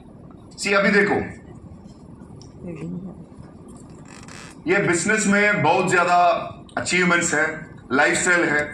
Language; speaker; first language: Hindi; non-native, local second language; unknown